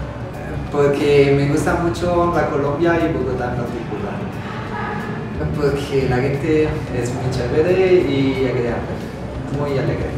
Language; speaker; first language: Spanish; non-native, fluent; Italian